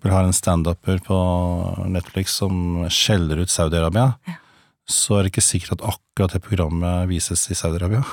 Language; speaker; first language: Norwegian; native; Norwegian